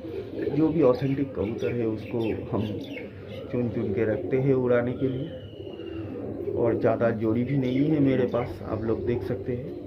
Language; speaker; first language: Hindi; non-native, local second language; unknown